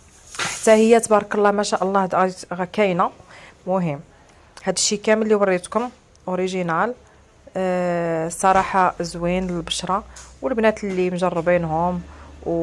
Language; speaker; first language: Arabic; native; Arabic